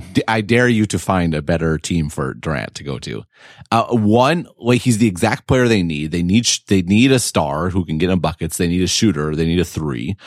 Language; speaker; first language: English; native; English